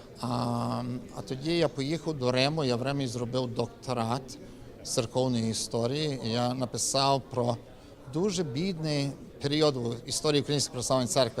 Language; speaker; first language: Ukrainian; early bilingual, heritage; Ukrainian